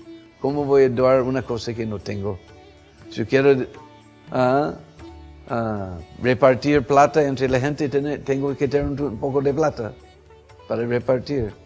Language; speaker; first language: Spanish; non-native, fluent; English